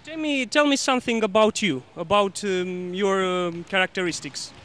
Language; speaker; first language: English; non-native, learner; Romanian